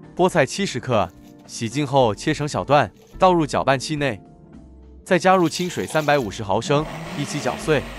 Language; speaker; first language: Chinese; native; Chinese